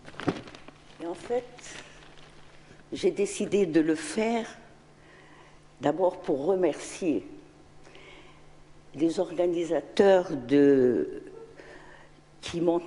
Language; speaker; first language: French; non-native, local second language; Arabic